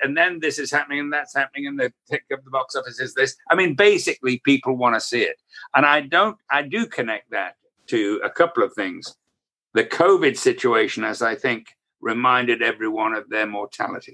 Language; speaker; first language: English; native; English